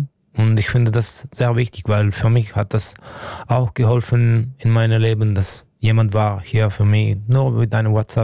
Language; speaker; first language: German; non-native, fluent; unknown